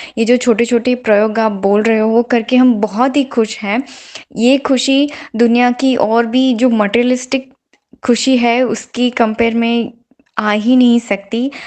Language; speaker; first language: Hindi; non-native, local second language; Gujarati